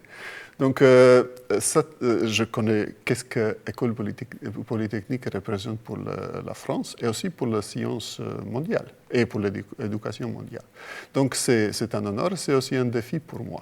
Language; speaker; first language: French; non-native, fluent; Croatian